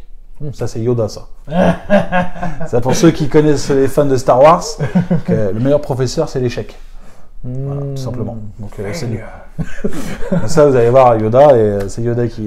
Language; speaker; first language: French; native; French